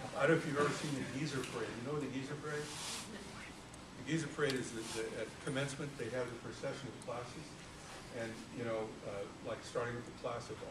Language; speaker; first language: English; native; English